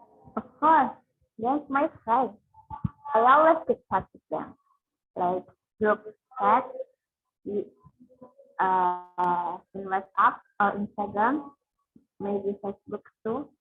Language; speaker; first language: English; non-native, learner; Indonesian